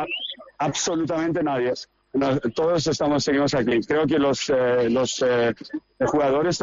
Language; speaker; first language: Spanish; non-native, fluent; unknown